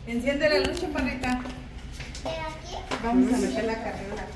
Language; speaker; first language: Spanish; native; Spanish